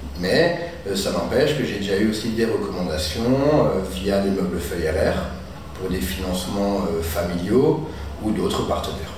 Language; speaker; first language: French; native; French